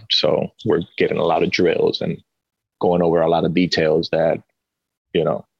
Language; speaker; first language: English; early bilingual, other home language; Spanish